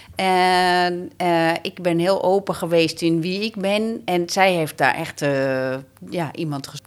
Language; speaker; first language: Dutch; native; Dutch